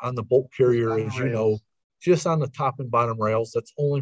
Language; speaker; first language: English; native; English